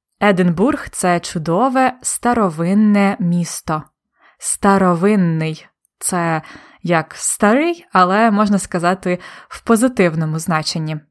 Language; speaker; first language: Ukrainian; native; Ukrainian